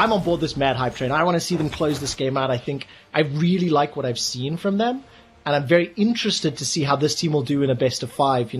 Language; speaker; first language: English; native; English